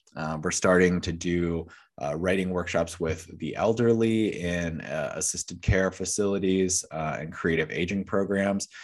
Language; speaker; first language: English; native; English